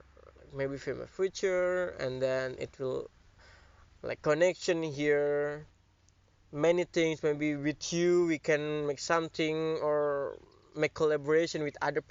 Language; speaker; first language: English; non-native, learner; Indonesian